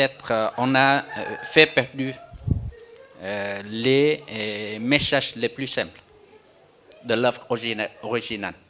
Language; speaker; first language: French; non-native, fluent; Vietnamese